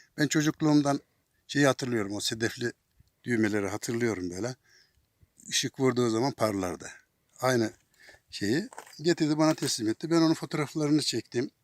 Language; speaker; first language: Turkish; native; Turkish